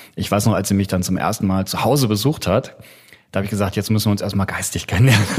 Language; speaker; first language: German; native; German